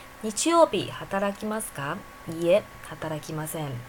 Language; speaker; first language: Japanese; non-native, fluent; Chinese